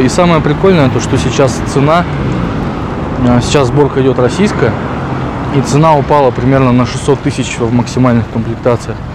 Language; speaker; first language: Russian; native; Russian